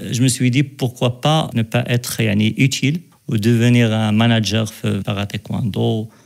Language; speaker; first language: French; non-native, local second language; Arabic